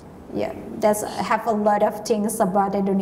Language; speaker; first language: English; non-native, learner; Indonesian